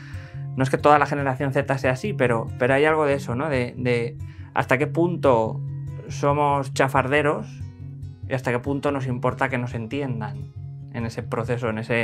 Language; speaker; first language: Spanish; native; Spanish